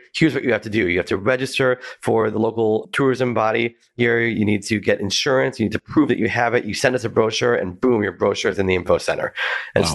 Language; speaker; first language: English; native; English